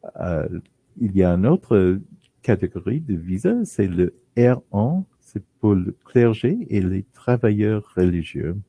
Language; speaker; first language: French; non-native, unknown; English